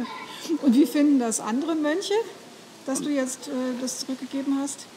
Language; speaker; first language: German; native; German